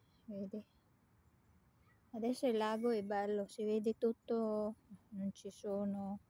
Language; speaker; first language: Italian; non-native, fluent; Filipino